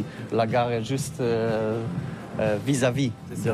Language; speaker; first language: French; non-native, learner; Polish